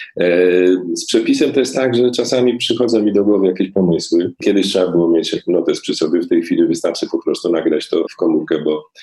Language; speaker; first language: Polish; native; Polish